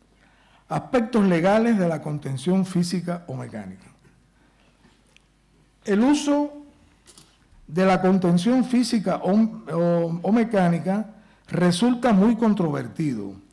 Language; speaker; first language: Spanish; native; Spanish